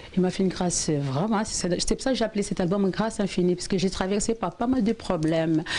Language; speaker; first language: French; non-native, local second language; Lingala